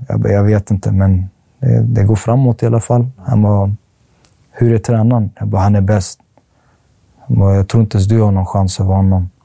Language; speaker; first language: Swedish; early bilingual, other home language; Arabic